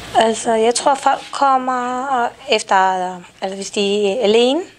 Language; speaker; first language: Danish; non-native, learner; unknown